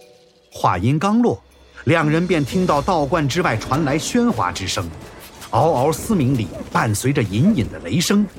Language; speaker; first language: Chinese; native; Chinese